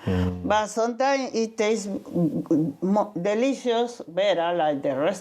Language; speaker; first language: English; non-native, learner; Spanish